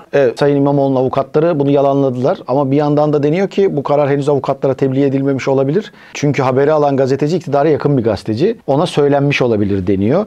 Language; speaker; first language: Turkish; native; Turkish